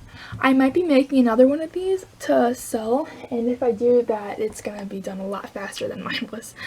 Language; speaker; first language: English; native; English